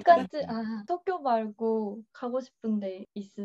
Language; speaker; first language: Korean; non-native, learner; Japanese